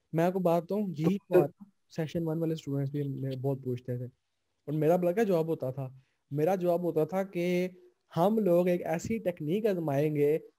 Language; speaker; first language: Urdu; non-native, local second language; Punjabi